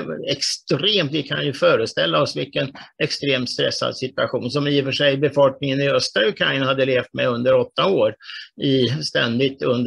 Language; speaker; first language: Swedish; native; Swedish